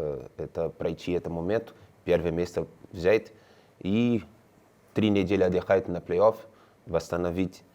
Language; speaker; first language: Russian; non-native, learner; Spanish